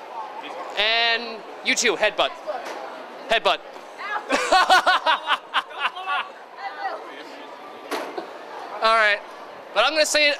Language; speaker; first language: English; native; English